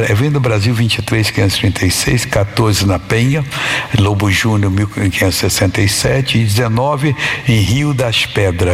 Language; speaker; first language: Portuguese; native; Portuguese